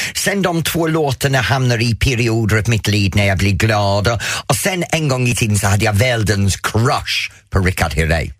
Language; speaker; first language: Swedish; non-native, fluent; English